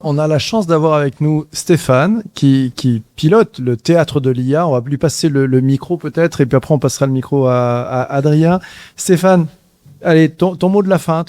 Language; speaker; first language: French; native; French